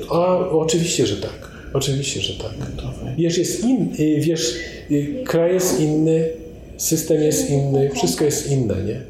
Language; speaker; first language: Polish; native; Polish